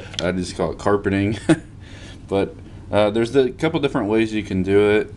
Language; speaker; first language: English; native; English